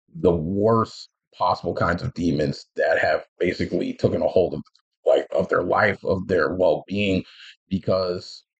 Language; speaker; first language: English; native; English